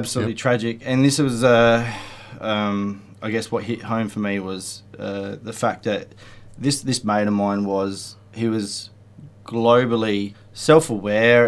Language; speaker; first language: English; native; English